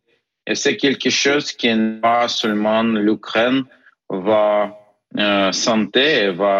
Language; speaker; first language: French; non-native, learner; Ukrainian